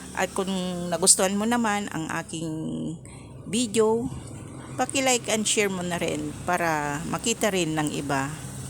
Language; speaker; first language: Filipino; non-native, local second language; Iloko